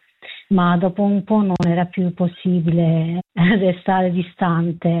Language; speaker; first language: Italian; non-native, learner; Kurdish